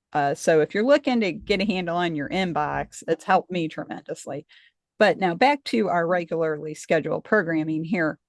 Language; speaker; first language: English; native; English